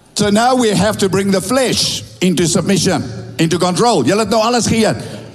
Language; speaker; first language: English; non-native, local second language; Afrikaans